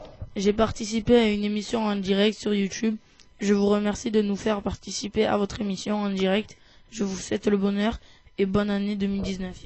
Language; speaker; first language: French; native; French